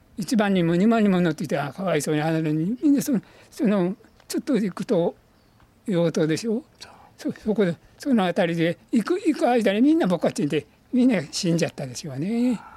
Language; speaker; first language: Japanese; native; Japanese